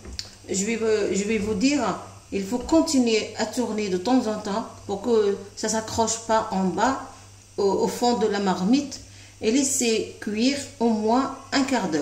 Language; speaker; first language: French; non-native, local second language; Arabic